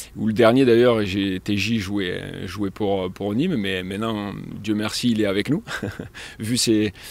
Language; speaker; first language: French; native; French